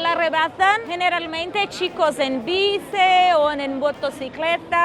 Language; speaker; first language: Spanish; non-native, fluent; Portuguese